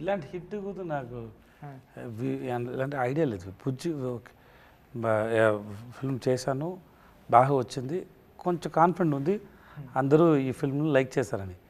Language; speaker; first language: Telugu; non-native, local second language; Tamil